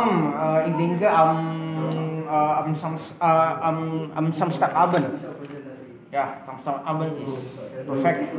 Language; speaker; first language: German; non-native, learner; Indonesian